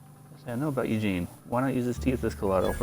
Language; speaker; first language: English; native; English